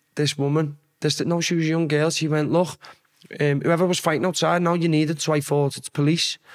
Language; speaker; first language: English; native; English